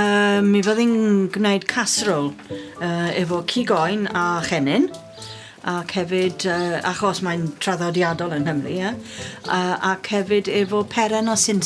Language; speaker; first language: Welsh; non-native, learner; English